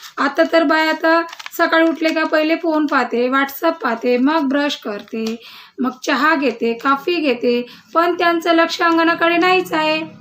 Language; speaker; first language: Marathi; non-native, local second language; Telugu